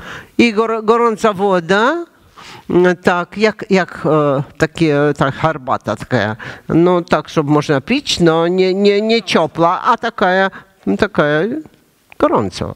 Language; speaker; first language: Polish; non-native, learner; Russian